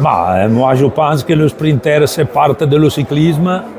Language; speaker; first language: French; non-native, learner; Italian